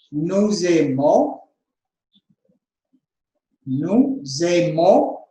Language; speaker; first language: French; non-native, fluent; Amharic